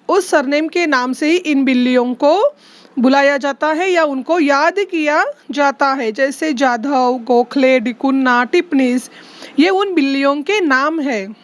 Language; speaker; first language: Hindi; non-native, local second language; Marathi